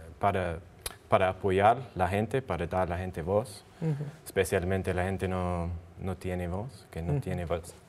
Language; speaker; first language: Spanish; non-native, learner; English